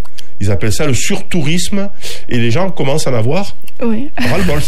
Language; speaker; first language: French; native; French